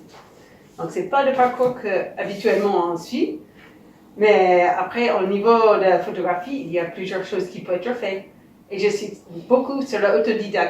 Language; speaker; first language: French; non-native, fluent; English